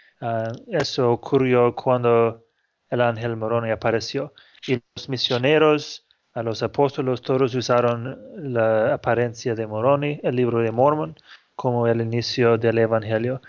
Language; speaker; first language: Spanish; non-native, fluent; English